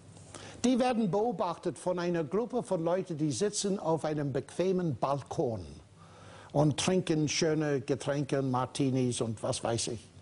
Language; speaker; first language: German; non-native, fluent; English